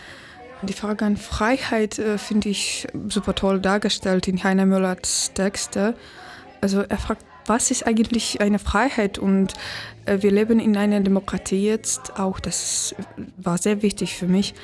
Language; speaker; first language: German; non-native, fluent; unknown